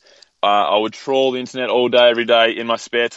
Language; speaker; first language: English; native; English